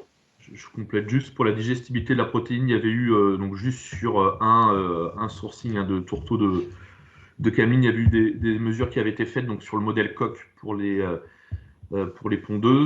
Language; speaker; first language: French; native; French